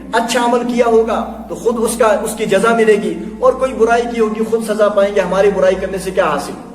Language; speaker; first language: Urdu; non-native, local second language; Kashmiri